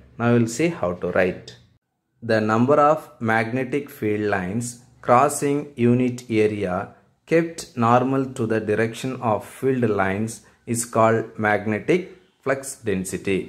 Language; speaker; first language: English; non-native, local second language; Tamil